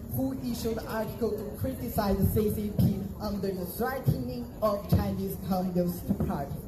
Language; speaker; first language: English; non-native, fluent; Chinese